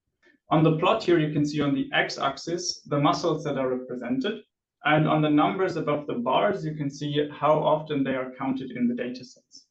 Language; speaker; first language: English; non-native, fluent; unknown